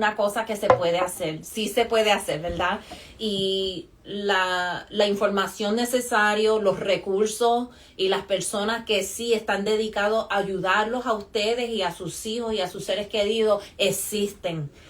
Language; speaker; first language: Spanish; early bilingual, other home language; English